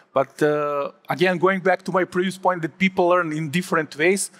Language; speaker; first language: English; non-native, fluent; Serbian